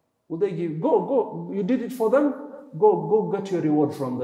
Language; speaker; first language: English; non-native, local second language; Swahili